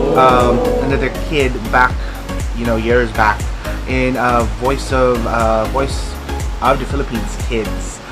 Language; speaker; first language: English; non-native, local second language; Filipino